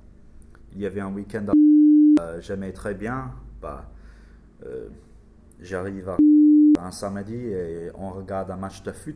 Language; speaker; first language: French; non-native, learner; English